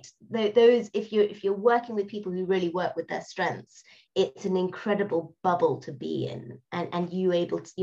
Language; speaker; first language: English; native; English